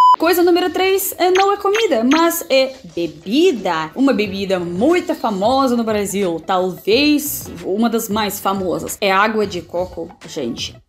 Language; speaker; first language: Portuguese; non-native, fluent; Russian